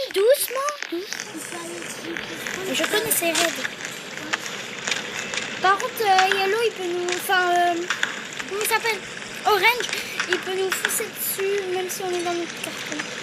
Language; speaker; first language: French; native; French